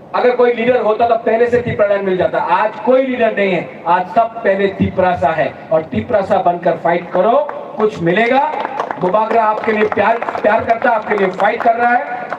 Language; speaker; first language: Hindi; non-native, local second language; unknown